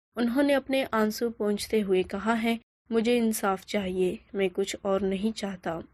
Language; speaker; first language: Urdu; non-native, local second language; Baluchi